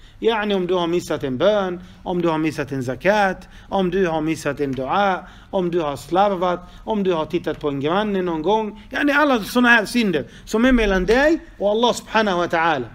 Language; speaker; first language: Swedish; non-native, fluent; Arabic